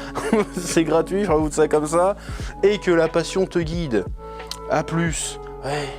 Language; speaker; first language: French; native; French